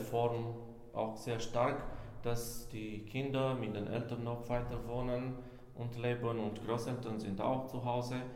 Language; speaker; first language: German; non-native, fluent; Romanian